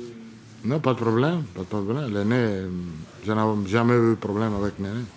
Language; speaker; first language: French; non-native, learner; Italian